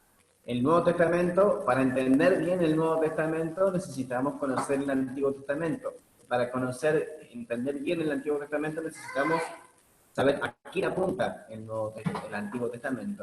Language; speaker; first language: Spanish; native; Spanish